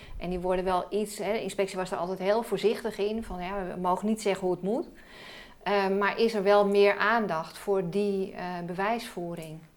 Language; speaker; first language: Dutch; native; Dutch